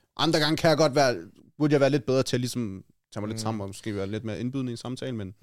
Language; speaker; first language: Danish; early bilingual, other home language; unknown